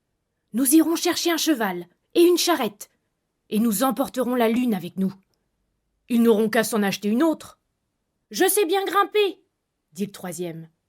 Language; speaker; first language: French; native; French